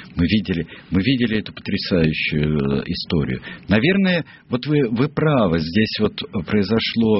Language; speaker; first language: Russian; native; Russian